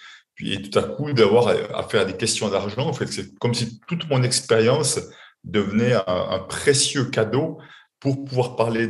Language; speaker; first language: French; native; French